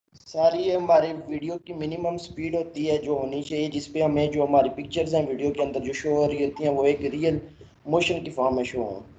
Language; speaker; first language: Urdu; non-native, local second language; Punjabi